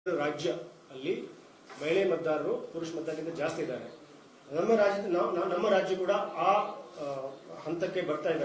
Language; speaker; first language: Kannada; non-native, fluent; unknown